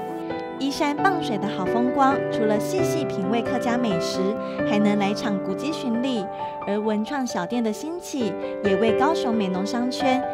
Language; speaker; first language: Chinese; native; Chinese